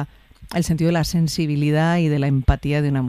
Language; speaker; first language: Spanish; native; Spanish